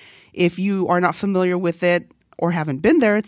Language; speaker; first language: English; non-native, fluent; Korean